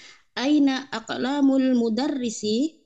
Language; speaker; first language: Arabic; non-native, learner; Indonesian